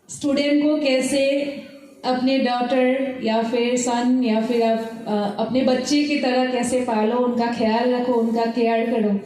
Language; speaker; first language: Hindi; non-native, local second language; Assamese